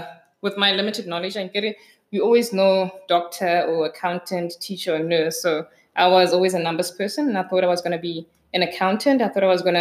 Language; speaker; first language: English; non-native, local second language; Southern Sotho